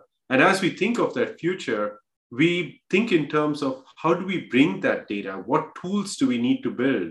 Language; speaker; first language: English; non-native, local second language; Hindi